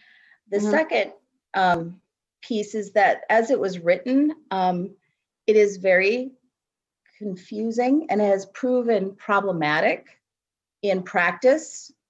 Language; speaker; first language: English; native; English